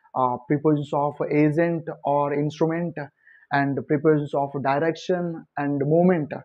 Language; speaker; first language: English; non-native, local second language; Telugu